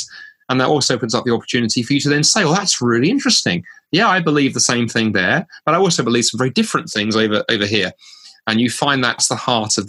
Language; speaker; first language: English; native; English